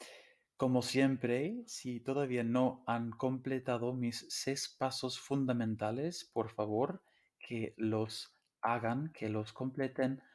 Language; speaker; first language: Spanish; non-native, fluent; English